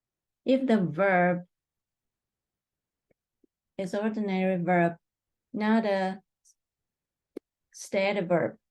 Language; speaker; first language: English; non-native, fluent; Chinese